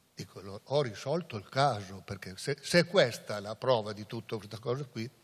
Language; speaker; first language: Italian; native; Italian